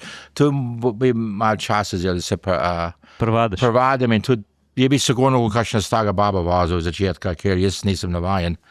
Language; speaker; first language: Slovenian; early bilingual, heritage; English